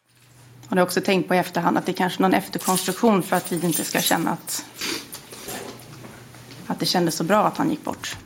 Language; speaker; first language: Swedish; native; Swedish